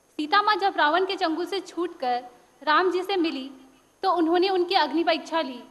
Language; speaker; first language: Hindi; native; Hindi